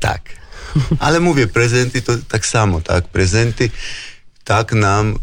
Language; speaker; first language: Polish; non-native, fluent; Georgian